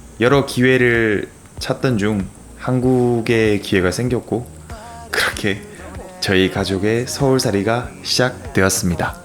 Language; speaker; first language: Korean; native; Korean